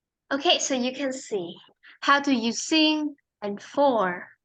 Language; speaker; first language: English; non-native, fluent; Vietnamese